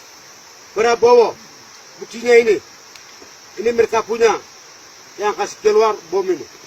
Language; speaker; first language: Indonesian; non-native, local second language; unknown